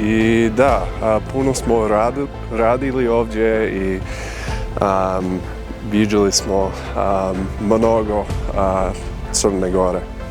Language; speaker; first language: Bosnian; non-native, learner; English